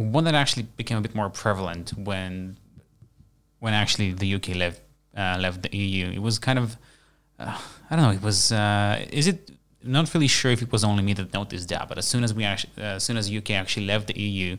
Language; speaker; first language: English; non-native, fluent; Bulgarian